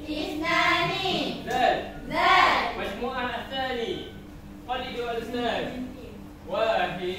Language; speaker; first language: Arabic; non-native, learner; Malay